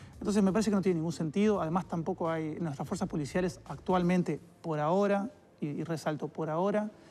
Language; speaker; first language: Spanish; native; Spanish